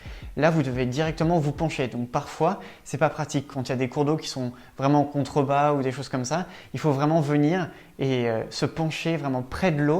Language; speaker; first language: French; native; French